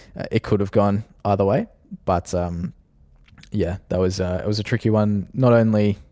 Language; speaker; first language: English; native; English